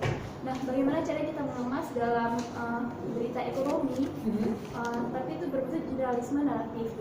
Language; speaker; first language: Indonesian; native; Indonesian